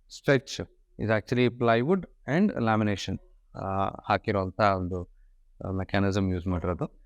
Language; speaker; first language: Kannada; non-native, local second language; Malayalam